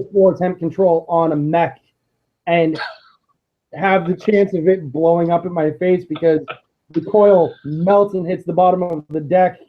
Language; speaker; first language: English; native; English